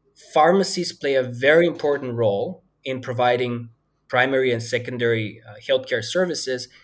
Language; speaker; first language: English; non-native, fluent; Bulgarian